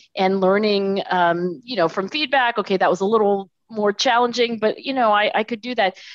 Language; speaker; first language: English; native; English